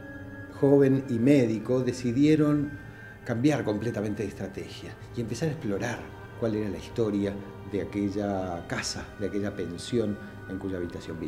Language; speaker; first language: Spanish; native; Spanish